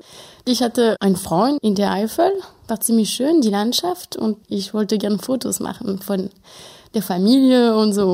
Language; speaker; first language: German; non-native, fluent; French